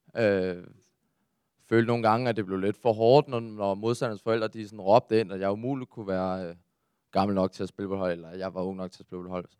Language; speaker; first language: Danish; native; Danish